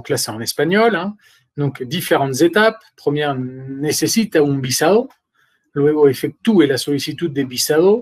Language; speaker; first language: French; native; French